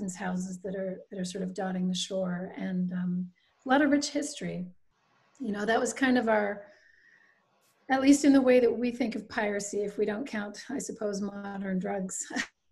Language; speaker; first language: English; native; English